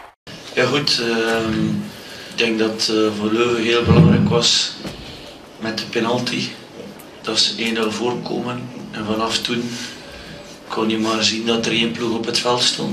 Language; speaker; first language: Dutch; native; Dutch